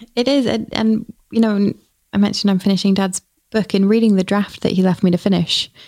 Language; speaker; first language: English; native; English